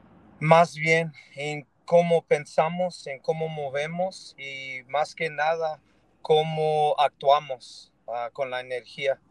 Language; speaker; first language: Spanish; early bilingual, heritage; Spanish